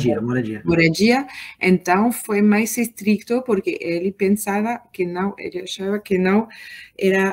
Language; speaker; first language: Portuguese; non-native, learner; French